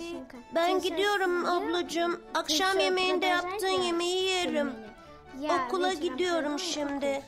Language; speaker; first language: Turkish; early bilingual, heritage; Turkish